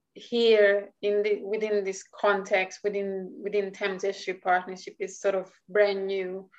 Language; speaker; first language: English; non-native, fluent; Hungarian